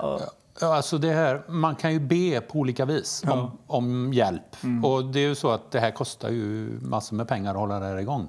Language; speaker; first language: Swedish; native; Swedish